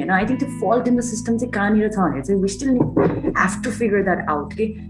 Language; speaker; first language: English; non-native, local second language; Nepali